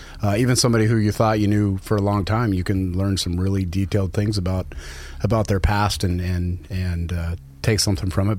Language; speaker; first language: English; native; English